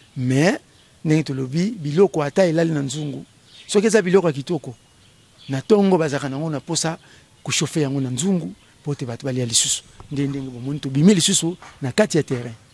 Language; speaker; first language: Lingala; non-native, local second language; Kongo